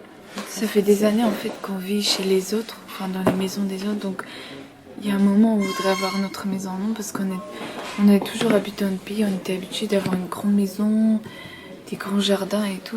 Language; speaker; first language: French; early bilingual, other home language; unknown